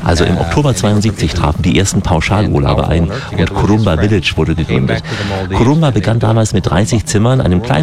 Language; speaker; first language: German; native; German